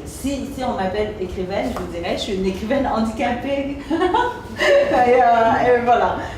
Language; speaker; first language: French; early bilingual, other home language; Vietnamese